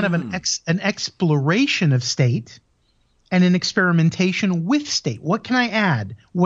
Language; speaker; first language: English; native; English